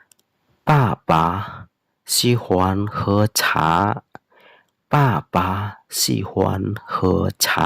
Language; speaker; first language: Chinese; non-native, fluent; Khmer